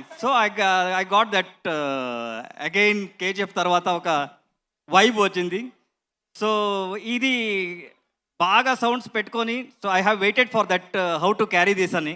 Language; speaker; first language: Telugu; non-native, learner; Kannada